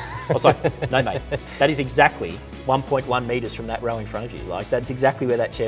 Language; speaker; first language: English; native; English